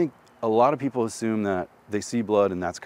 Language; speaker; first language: English; native; English